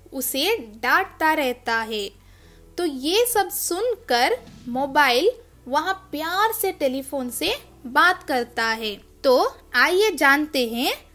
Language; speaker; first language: Hindi; non-native, local second language; Kannada